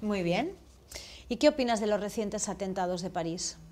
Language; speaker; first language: Spanish; native; Spanish